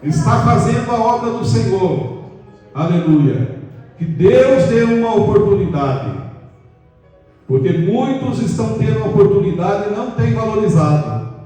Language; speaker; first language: Portuguese; native; Portuguese